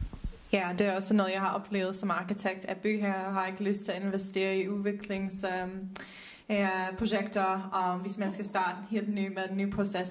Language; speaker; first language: Danish; non-native, fluent; Dutch